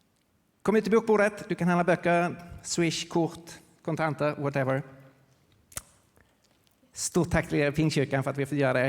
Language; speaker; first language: Swedish; native; Swedish